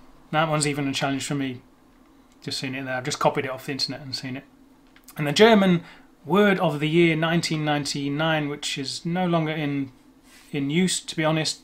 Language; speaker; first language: English; native; English